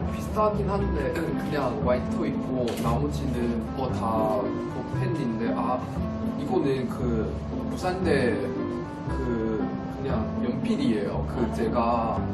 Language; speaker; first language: Korean; non-native, learner; Chinese